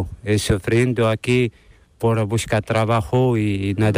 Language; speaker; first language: Spanish; non-native, learner; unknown